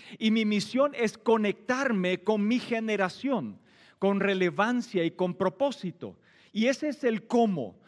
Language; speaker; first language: Spanish; non-native, local second language; Plautdietsch